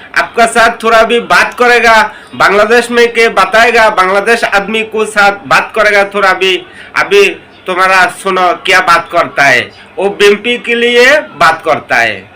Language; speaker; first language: Hindi; non-native, learner; Bangla